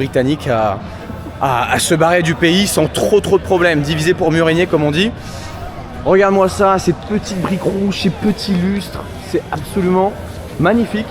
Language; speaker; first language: French; native; French